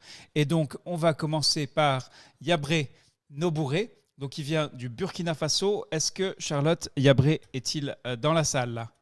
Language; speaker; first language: French; native; French